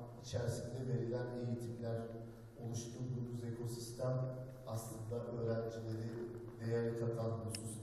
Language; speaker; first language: Turkish; native; Turkish